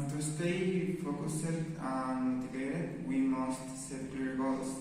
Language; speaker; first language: English; non-native, learner; Spanish